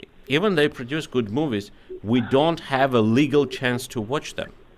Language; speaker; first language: English; non-native, fluent; Armenian